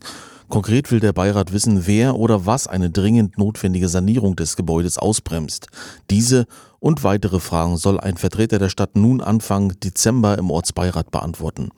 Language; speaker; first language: German; native; German